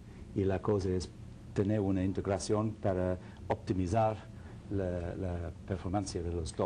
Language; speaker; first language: Spanish; non-native, fluent; English